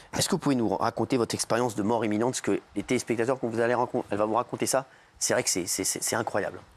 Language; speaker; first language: French; native; French